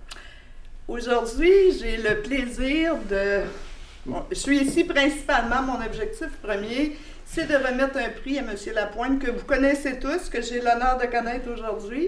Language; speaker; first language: French; native; French